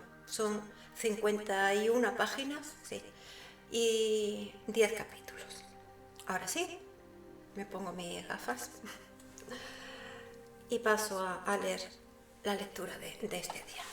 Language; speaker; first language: Spanish; native; Spanish